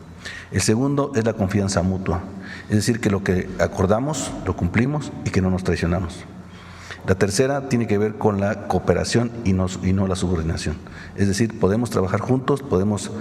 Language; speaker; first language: Spanish; native; Spanish